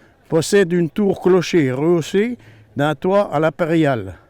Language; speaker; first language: French; native; French